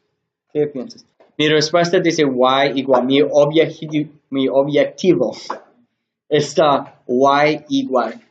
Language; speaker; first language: Spanish; non-native, learner; English